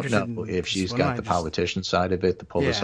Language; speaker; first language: English; native; English